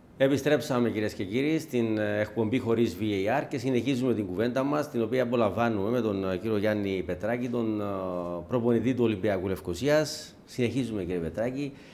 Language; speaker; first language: Greek; native; Greek